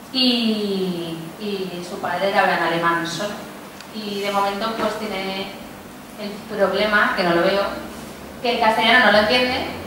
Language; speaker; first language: Spanish; native; Spanish